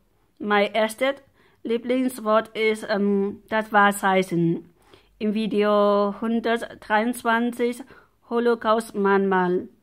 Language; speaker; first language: German; non-native, learner; Vietnamese